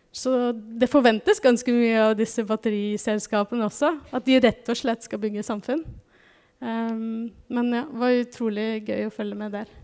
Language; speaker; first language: Norwegian; non-native, fluent; German